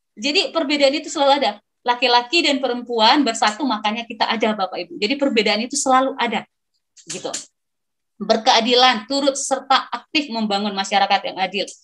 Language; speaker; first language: Indonesian; non-native, local second language; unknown